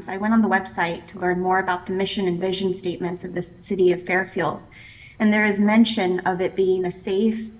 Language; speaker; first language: English; native; English